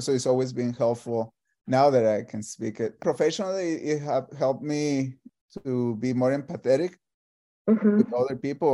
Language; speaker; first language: English; non-native, fluent; Spanish